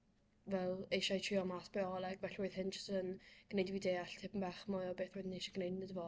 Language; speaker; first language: Welsh; non-native, local second language; English